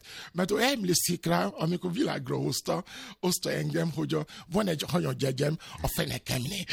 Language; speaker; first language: Hungarian; non-native, learner; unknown